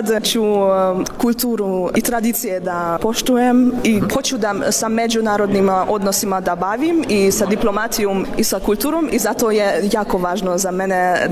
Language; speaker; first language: Serbian; non-native, learner; Hungarian